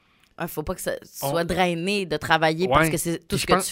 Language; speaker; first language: French; native; French